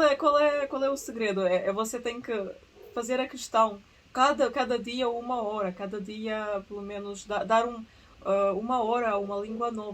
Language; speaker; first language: Portuguese; early bilingual, other home language; Russian